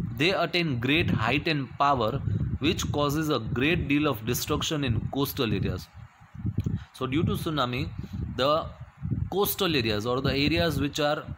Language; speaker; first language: English; non-native, local second language; Gujarati